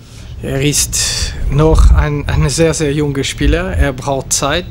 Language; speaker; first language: German; non-native, local second language; French